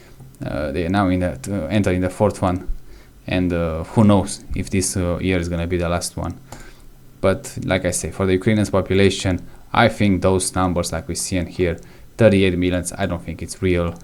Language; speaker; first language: English; non-native, fluent; Romanian